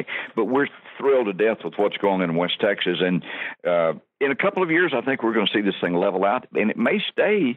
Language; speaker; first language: English; native; English